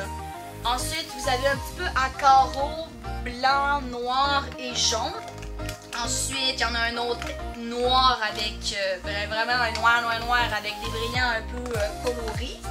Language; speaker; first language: French; native; French